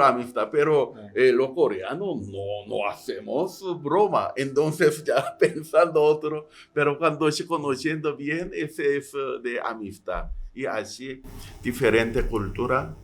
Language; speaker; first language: Spanish; non-native, learner; Korean